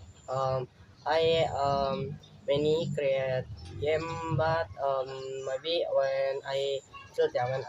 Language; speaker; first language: English; non-native, learner; Indonesian